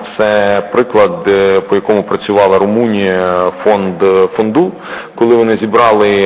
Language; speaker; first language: Ukrainian; native; Ukrainian